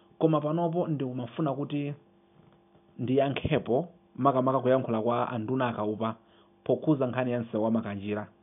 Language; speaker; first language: Nyanja; non-native, local second language; Yao